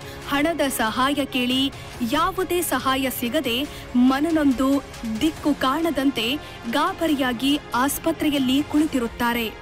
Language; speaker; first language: Kannada; native; Kannada